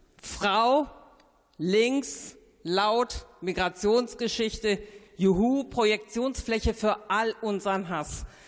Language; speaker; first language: German; early bilingual, other home language; Turkish